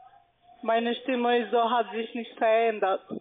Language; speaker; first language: German; non-native, fluent; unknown